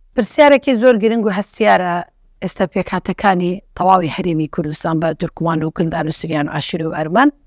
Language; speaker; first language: Central Kurdish; non-native, local second language; Turkish